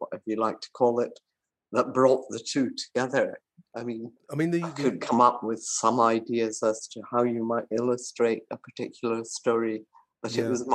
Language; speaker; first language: English; native; English